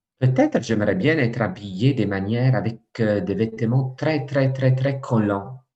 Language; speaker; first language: French; non-native, fluent; Italian